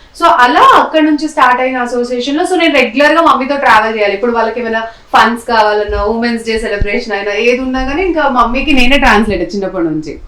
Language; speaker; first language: Telugu; non-native, local second language; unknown